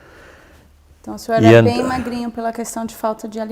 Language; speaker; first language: Portuguese; native; Portuguese